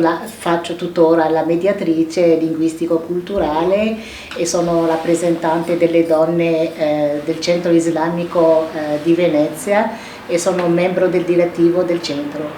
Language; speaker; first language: Italian; non-native, fluent; Arabic